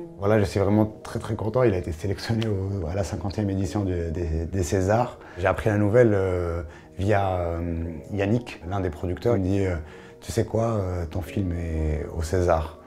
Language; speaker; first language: French; non-native, local second language; Arabic